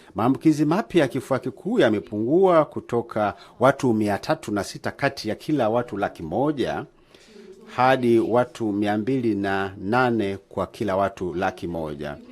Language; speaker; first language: Swahili; native; Swahili